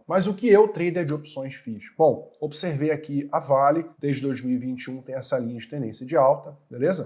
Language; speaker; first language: Portuguese; native; Portuguese